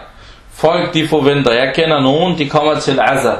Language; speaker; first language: Danish; non-native, fluent; Arabic